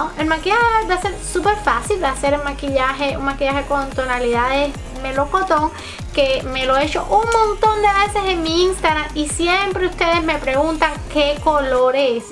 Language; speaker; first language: Spanish; native; Spanish